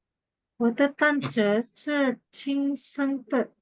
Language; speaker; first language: Chinese; non-native, learner; Indonesian